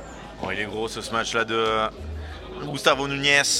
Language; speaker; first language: French; native; French